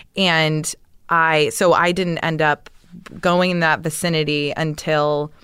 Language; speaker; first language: English; native; English